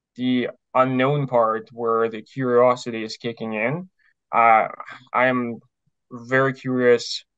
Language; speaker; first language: English; non-native, fluent; Ukrainian